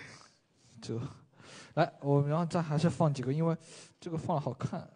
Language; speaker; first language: Chinese; native; Chinese